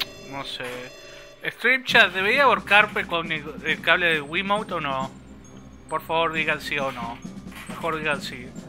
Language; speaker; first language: Spanish; native; Spanish